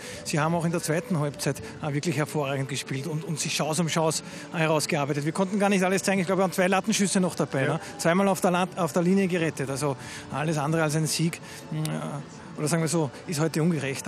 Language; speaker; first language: German; native; German